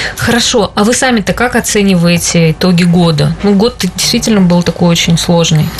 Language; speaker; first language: Russian; native; Russian